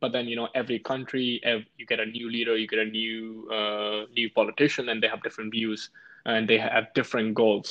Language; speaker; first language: English; non-native, local second language; Hindi